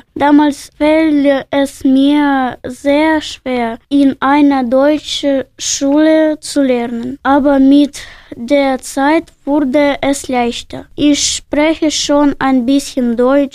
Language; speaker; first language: German; early bilingual, other home language; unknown